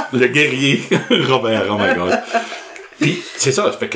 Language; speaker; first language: French; native; French